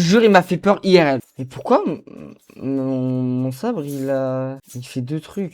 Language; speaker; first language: French; native; French